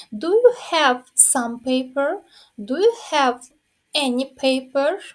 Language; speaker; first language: English; non-native, fluent; Ukrainian